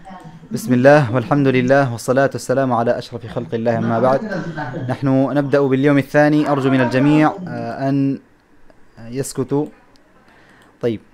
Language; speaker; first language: Arabic; non-native, fluent; Bangla